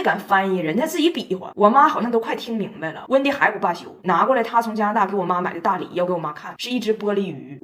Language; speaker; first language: Chinese; native; Chinese